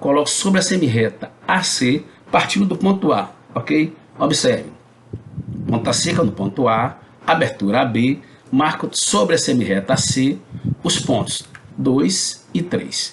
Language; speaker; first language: Portuguese; native; Portuguese